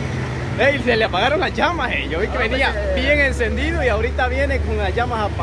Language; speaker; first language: Spanish; native; Spanish